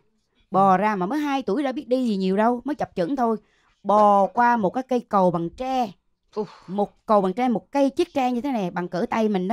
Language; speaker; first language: Vietnamese; native; Vietnamese